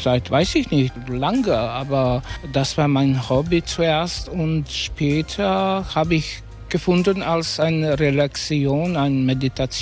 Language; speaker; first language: German; non-native, learner; Croatian